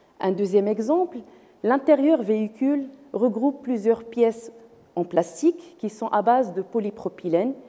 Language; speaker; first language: French; non-native, local second language; Arabic